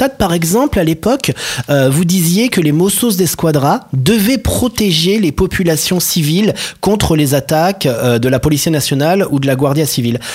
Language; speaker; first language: French; native; French